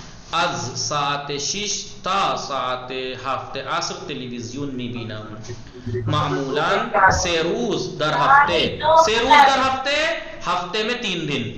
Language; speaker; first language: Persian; non-native, learner; Urdu